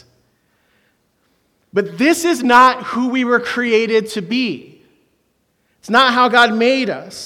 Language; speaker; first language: English; native; English